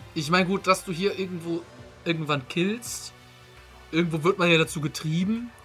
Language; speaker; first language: German; native; German